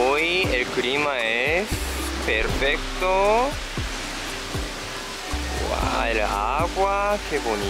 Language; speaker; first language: Spanish; non-native, learner; Japanese